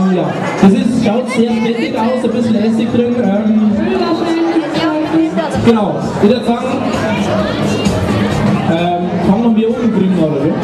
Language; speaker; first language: German; native; German